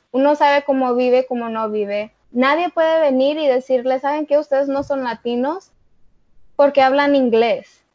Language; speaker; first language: Spanish; early bilingual, heritage; Spanish